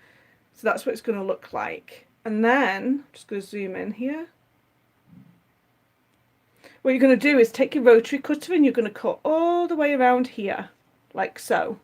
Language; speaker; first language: English; native; English